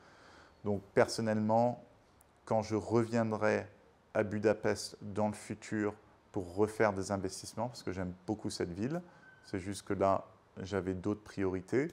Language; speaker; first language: French; native; French